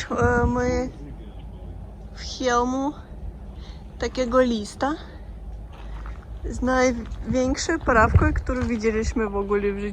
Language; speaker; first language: Polish; non-native, learner; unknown